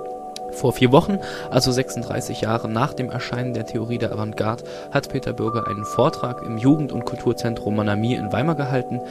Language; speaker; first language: German; native; German